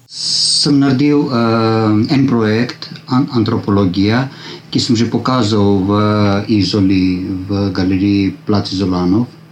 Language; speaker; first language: Slovenian; non-native, learner; Armenian